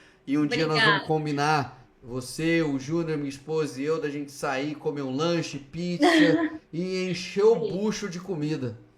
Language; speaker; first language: Portuguese; native; Portuguese